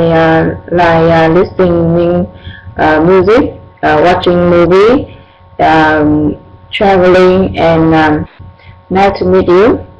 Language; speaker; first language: English; non-native, learner; Vietnamese